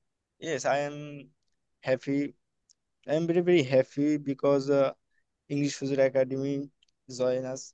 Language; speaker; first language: English; non-native, learner; Bangla